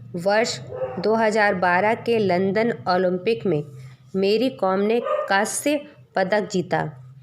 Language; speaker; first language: Hindi; native; Hindi